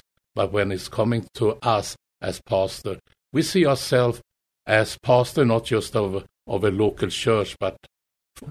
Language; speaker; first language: English; non-native, fluent; Swedish